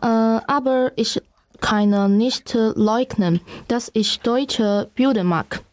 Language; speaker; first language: German; non-native, learner; Chinese